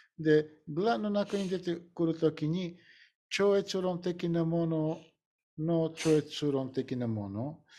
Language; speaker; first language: Japanese; non-native, fluent; Bulgarian